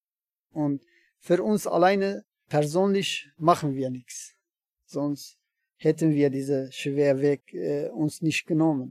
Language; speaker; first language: German; non-native, learner; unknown